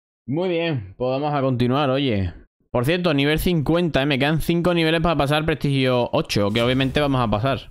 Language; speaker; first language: Spanish; native; Spanish